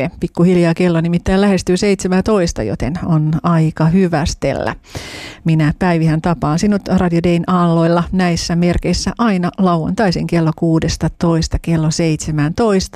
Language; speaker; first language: Finnish; native; Finnish